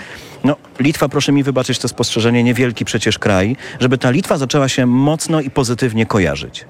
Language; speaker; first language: Polish; native; Polish